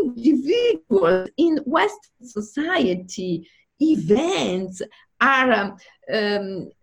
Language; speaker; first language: English; non-native, fluent; Italian